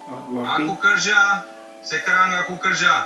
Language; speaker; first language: Indonesian; non-native, learner; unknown